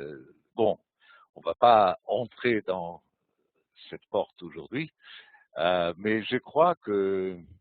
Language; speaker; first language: French; non-native, fluent; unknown